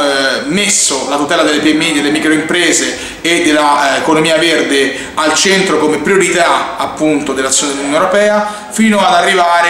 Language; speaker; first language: Italian; native; Italian